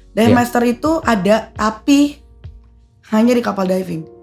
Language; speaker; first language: Indonesian; native; Indonesian